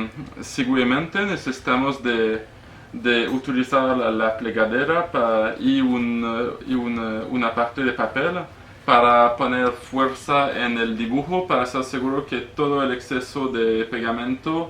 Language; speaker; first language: Spanish; non-native, learner; French